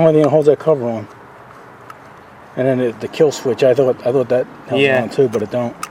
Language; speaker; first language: English; native; English